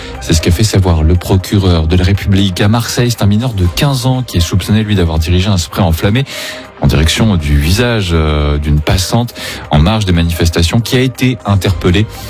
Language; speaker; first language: French; native; French